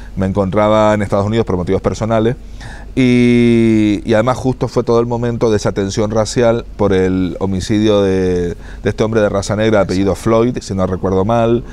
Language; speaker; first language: Spanish; native; Spanish